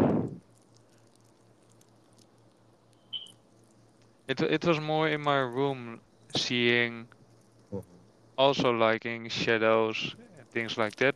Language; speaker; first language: English; non-native, learner; Dutch